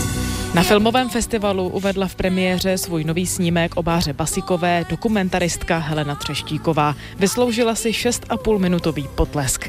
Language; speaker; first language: Czech; native; Czech